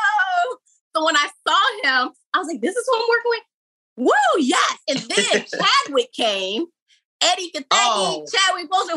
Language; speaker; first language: English; native; English